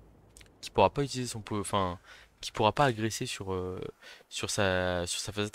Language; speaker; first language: French; native; French